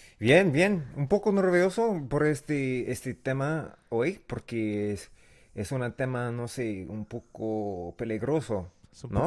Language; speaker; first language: Spanish; non-native, learner; English